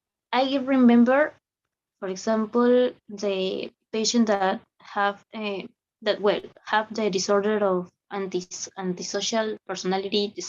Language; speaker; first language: English; non-native, learner; Spanish